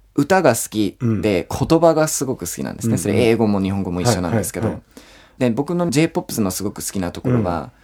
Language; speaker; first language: Japanese; non-native, fluent; English